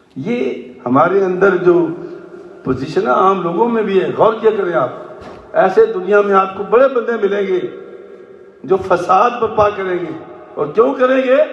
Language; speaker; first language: Urdu; non-native, local second language; Punjabi